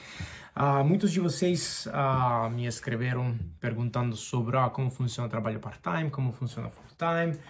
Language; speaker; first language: Portuguese; non-native, fluent; Spanish